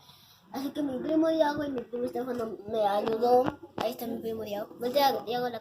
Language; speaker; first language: Spanish; native; Spanish